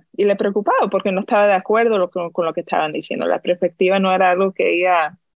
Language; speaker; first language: Spanish; early bilingual, heritage; Spanish